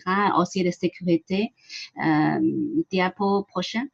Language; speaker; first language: French; non-native, learner; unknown